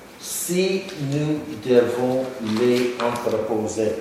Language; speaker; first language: French; non-native, local second language; English